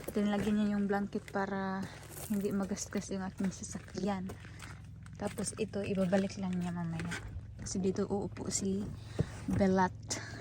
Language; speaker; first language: Filipino; non-native, local second language; Cebuano